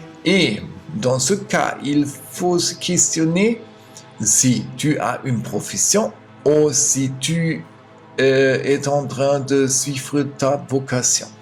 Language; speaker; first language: French; non-native, learner; German